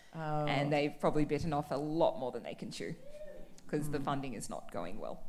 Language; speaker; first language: English; native; English